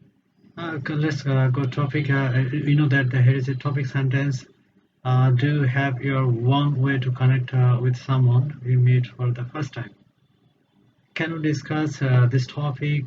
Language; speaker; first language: English; non-native, learner; Bangla